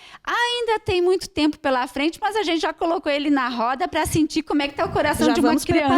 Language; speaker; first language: Portuguese; native; Portuguese